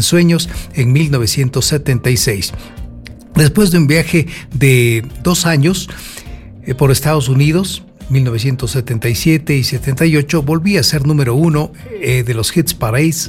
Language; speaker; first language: Spanish; native; Spanish